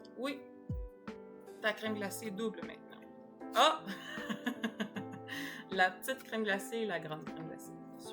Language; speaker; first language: French; native; French